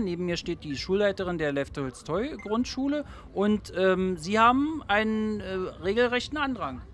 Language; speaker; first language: German; native; German